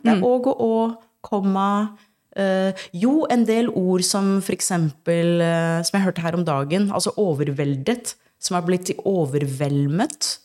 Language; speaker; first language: Norwegian; early bilingual, other home language; English